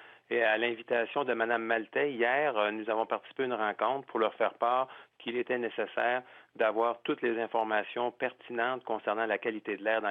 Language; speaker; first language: French; native; French